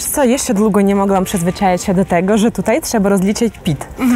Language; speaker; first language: Polish; non-native, fluent; Ukrainian